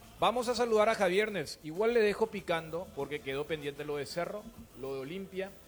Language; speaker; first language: Spanish; native; Spanish